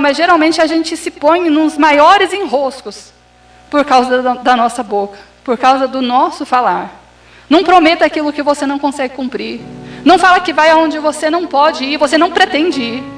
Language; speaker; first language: Portuguese; native; Portuguese